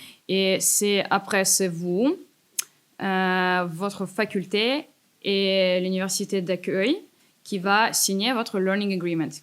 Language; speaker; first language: French; non-native, fluent; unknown